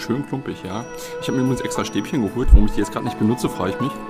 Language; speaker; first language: German; native; German